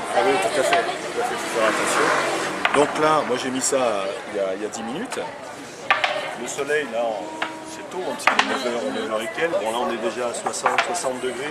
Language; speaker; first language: French; native; French